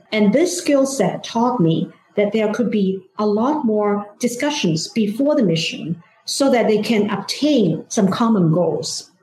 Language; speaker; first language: English; non-native, fluent; Chinese